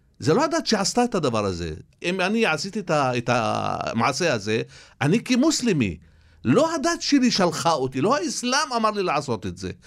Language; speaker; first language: Hebrew; non-native, local second language; Arabic